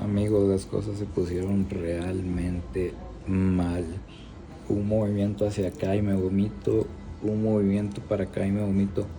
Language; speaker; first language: Spanish; native; Spanish